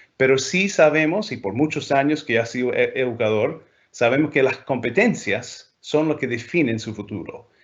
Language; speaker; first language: Spanish; non-native, fluent; English